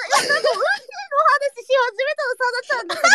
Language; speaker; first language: Japanese; native; Japanese